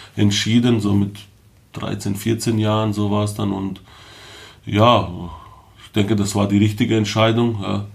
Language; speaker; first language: German; early bilingual, other home language; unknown